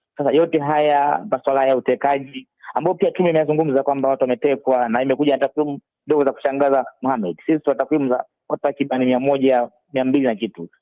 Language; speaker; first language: Swahili; native; Swahili